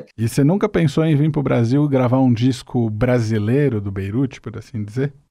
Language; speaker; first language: Portuguese; native; Portuguese